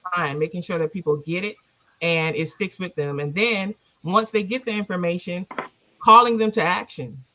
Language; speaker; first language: English; native; English